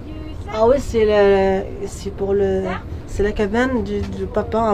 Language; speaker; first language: French; non-native, learner; Arabic